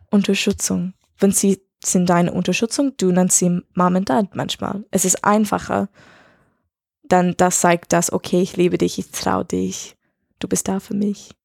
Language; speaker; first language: German; non-native, learner; English